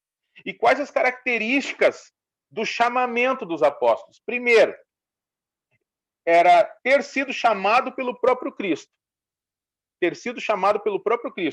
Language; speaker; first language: Portuguese; native; Portuguese